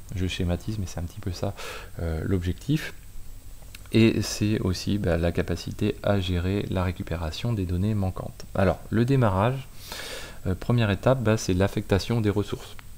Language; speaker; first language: French; native; French